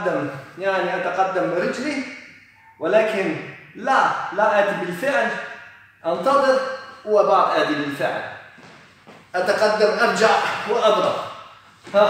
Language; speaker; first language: Arabic; non-native, fluent; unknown